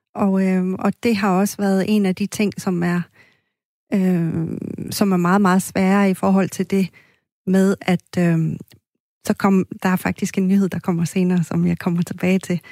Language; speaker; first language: Danish; native; Danish